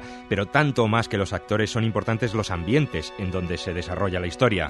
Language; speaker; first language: Spanish; native; Spanish